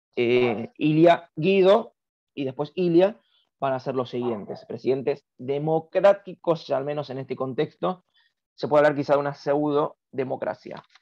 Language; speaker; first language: Spanish; native; Spanish